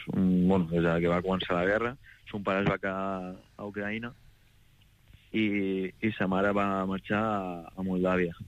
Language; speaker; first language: Catalan; native; Catalan